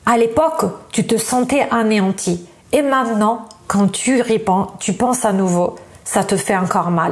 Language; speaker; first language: French; non-native, fluent; Italian